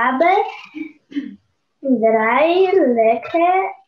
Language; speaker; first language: German; non-native, learner; Russian